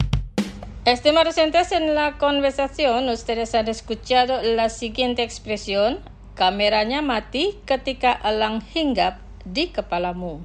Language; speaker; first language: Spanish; non-native, fluent; Indonesian